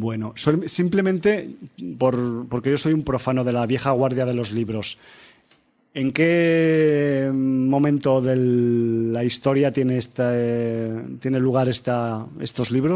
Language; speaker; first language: Spanish; native; Spanish